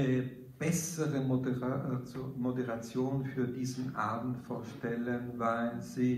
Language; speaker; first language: German; non-native, fluent; Italian